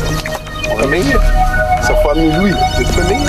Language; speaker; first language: French; non-native, learner; English